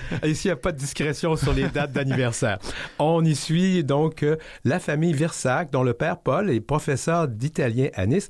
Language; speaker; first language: French; native; French